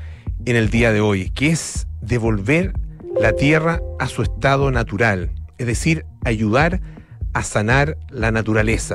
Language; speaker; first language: Spanish; native; Spanish